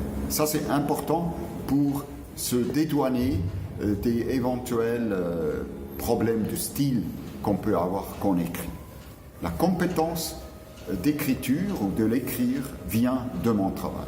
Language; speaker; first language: French; non-native, local second language; German